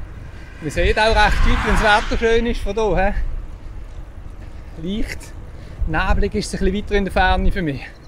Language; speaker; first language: German; native; German